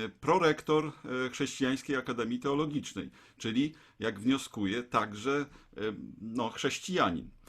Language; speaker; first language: Polish; native; Polish